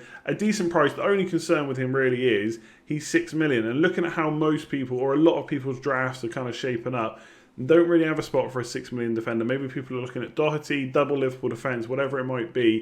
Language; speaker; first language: English; native; English